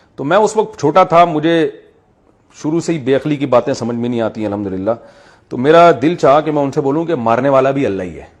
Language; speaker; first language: Urdu; native; Urdu